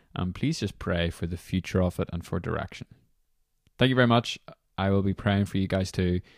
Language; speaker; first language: English; native; English